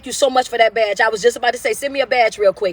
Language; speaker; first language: English; native; English